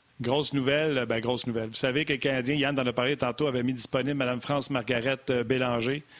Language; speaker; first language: French; native; French